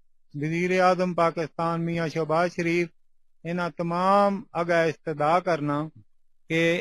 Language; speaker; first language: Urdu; non-native, local second language; Punjabi